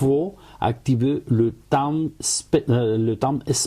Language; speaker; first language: French; non-native, fluent; Spanish